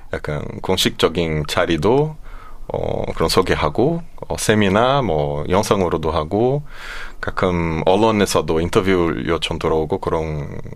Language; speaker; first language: Korean; non-native, fluent; Portuguese